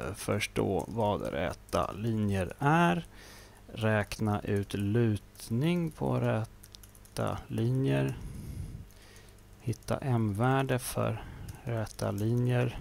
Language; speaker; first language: Swedish; native; Swedish